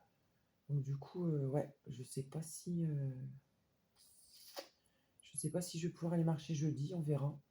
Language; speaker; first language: French; native; French